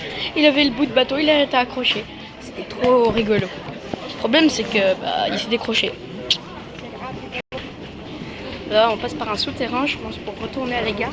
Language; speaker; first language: French; native; French